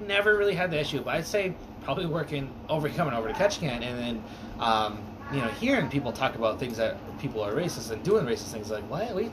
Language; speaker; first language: English; native; English